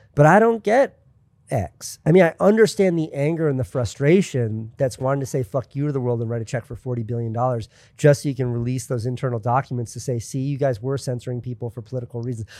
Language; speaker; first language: English; native; English